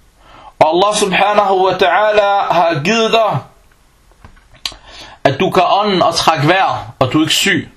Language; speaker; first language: Danish; early bilingual, other home language; Arabic